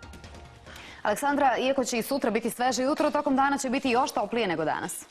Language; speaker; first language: Serbian; native; Serbian